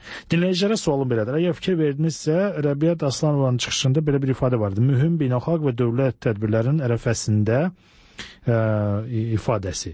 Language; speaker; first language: Azerbaijani; native; Azerbaijani